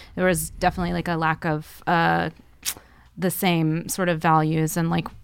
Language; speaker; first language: English; native; English